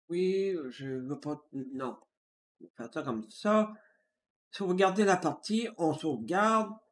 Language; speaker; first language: French; native; French